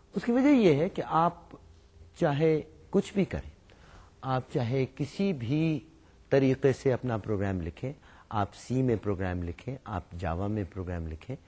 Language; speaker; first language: Urdu; native; Urdu